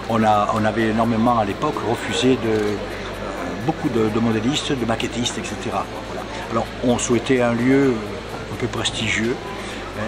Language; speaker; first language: French; native; French